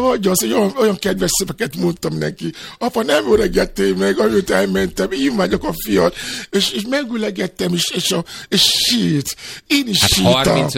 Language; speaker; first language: Hungarian; non-native, fluent; Yoruba